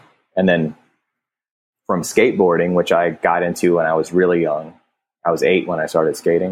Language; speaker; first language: English; native; English